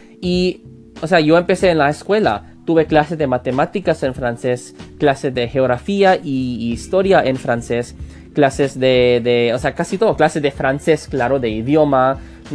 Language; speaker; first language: Spanish; non-native, fluent; English